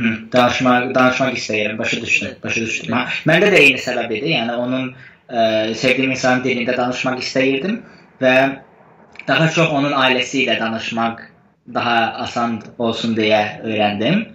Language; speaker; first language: Azerbaijani; non-native, fluent; Turkish